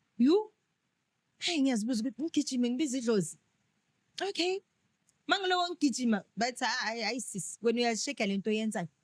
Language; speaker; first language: Zulu; non-native, local second language; Tsonga